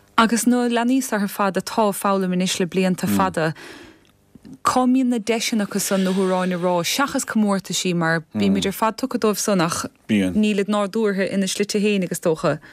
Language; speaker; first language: Irish; native; Irish